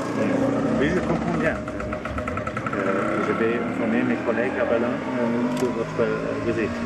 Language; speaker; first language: French; non-native, learner; German